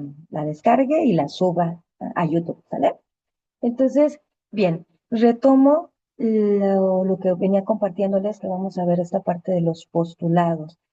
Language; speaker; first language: Spanish; native; Spanish